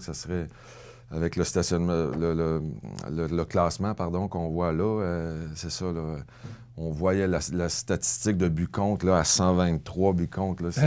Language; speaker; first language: French; native; French